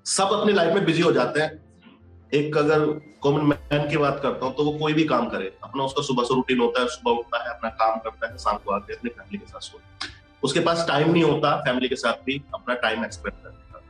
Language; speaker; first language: Hindi; native; Hindi